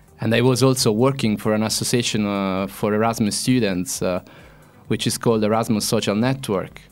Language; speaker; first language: English; non-native, fluent; Italian